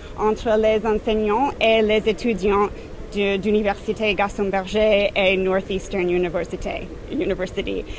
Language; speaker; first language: French; non-native, fluent; English